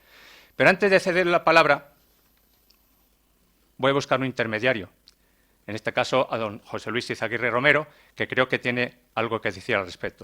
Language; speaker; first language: Spanish; native; Spanish